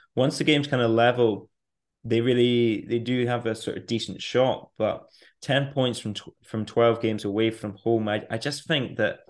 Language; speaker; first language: English; native; English